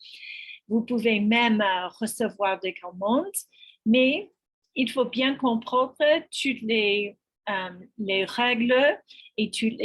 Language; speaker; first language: French; non-native, fluent; English